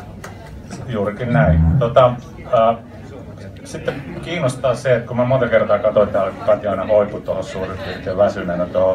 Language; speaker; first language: Finnish; native; Finnish